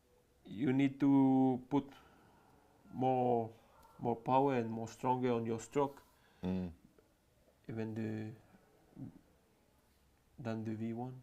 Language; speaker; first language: English; non-native, learner; French